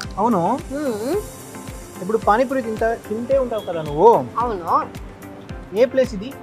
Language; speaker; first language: Telugu; non-native, learner; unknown